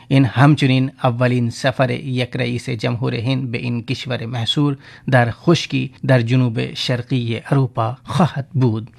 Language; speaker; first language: Persian; non-native, fluent; Urdu